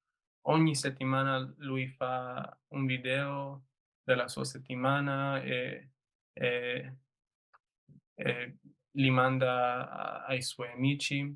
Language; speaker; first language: Italian; non-native, learner; English